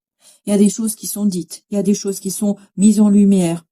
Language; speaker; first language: French; native; French